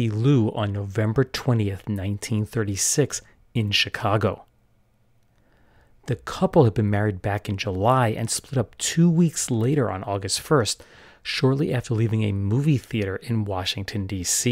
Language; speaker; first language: English; native; English